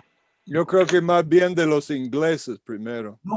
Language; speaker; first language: Spanish; non-native, fluent; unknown